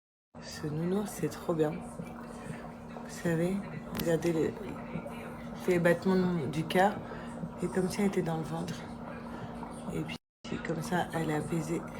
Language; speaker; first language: French; native; French